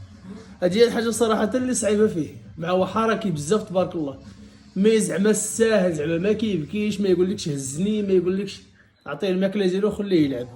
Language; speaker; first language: Arabic; native; Arabic